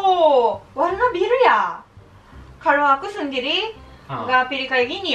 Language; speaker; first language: Indonesian; non-native, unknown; Japanese